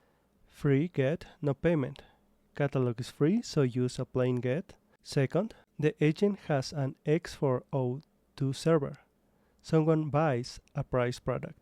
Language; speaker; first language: English; non-native, fluent; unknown